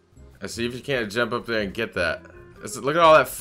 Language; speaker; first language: English; native; English